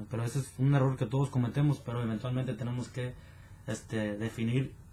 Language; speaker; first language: Spanish; native; Spanish